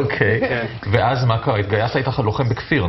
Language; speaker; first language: Hebrew; native; Hebrew